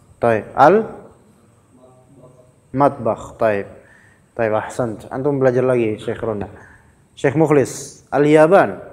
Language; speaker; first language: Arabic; non-native, fluent; Indonesian